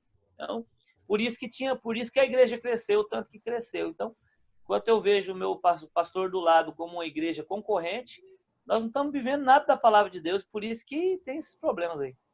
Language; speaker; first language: Portuguese; native; Portuguese